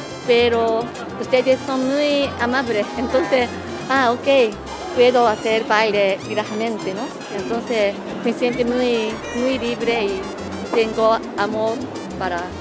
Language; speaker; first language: Spanish; non-native, learner; Japanese